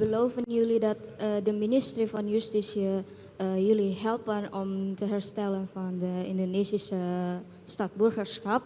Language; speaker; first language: Dutch; non-native, learner; Indonesian